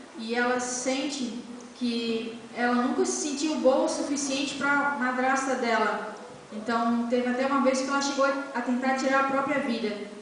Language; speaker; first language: Portuguese; native; Portuguese